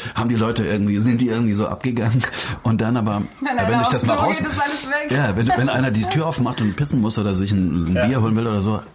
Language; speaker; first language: German; native; German